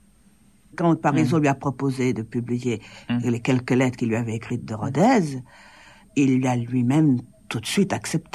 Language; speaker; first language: French; native; French